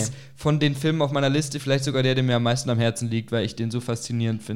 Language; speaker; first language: German; native; German